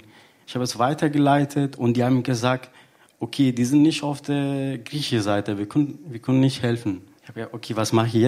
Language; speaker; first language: German; non-native, fluent; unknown